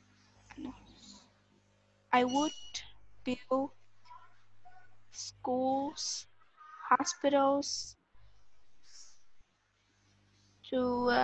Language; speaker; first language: English; non-native, learner; Vietnamese